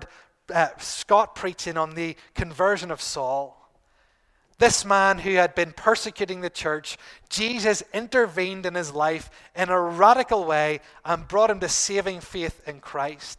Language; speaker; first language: English; native; English